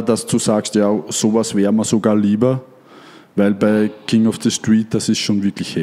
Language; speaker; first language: German; native; German